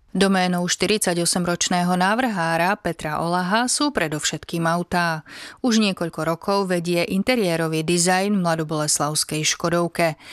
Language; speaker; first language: Slovak; native; Slovak